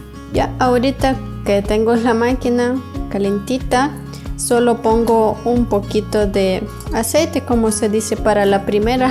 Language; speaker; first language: Spanish; non-native, fluent; Ukrainian